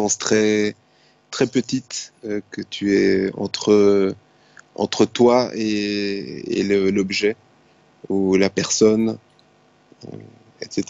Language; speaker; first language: French; native; French